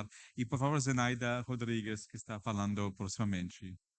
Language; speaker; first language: Portuguese; non-native, learner; English